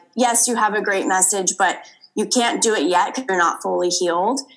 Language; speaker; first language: English; native; English